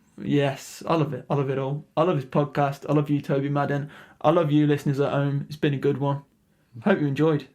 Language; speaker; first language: English; native; English